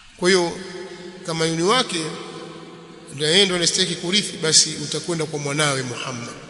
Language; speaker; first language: Swahili; native; Swahili